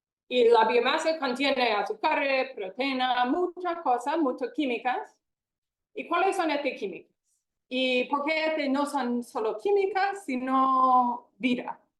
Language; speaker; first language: Spanish; non-native, fluent; English